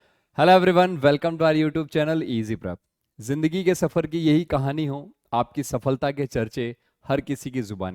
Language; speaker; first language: Hindi; native; Hindi